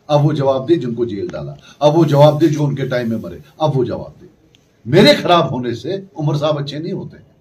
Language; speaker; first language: Urdu; non-native, local second language; Kashmiri